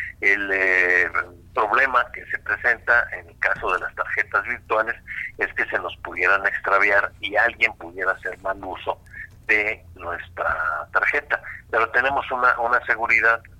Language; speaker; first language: Spanish; native; Spanish